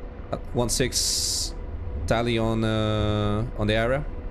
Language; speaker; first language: English; non-native, fluent; Portuguese